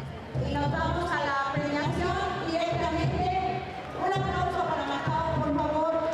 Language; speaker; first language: Spanish; native; Spanish